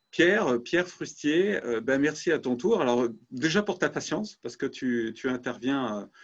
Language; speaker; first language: French; native; French